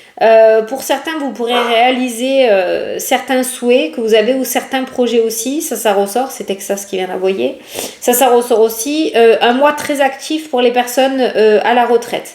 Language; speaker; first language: French; native; French